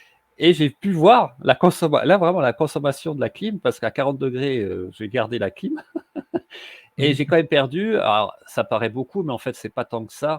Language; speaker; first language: French; native; French